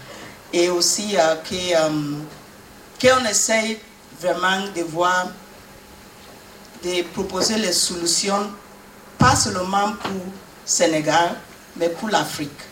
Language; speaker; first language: French; non-native, learner; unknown